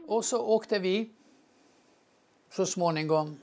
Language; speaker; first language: Swedish; non-native, fluent; Croatian